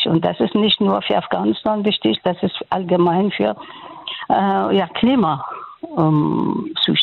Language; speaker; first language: German; non-native, fluent; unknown